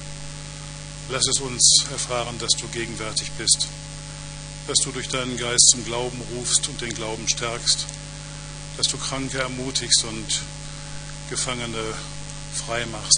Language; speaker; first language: German; native; German